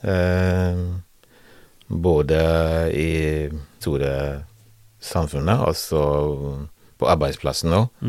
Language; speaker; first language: Norwegian; non-native, fluent; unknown